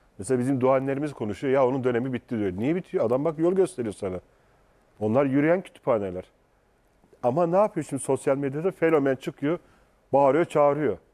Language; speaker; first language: Turkish; native; Turkish